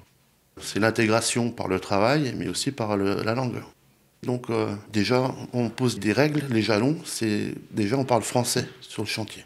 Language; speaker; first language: French; native; French